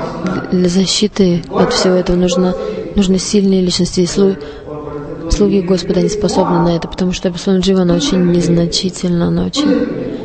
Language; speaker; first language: Russian; non-native, learner; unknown